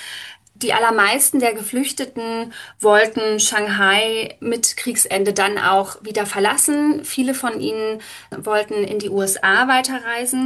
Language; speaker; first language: German; native; German